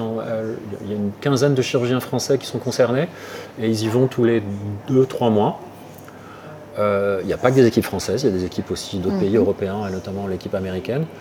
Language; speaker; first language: French; native; French